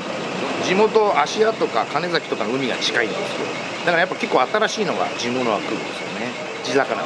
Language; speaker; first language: Japanese; native; Japanese